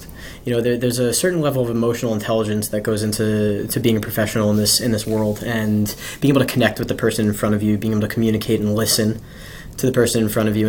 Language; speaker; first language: English; native; English